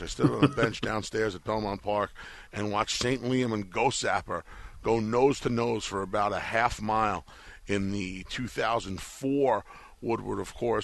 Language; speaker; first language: English; native; English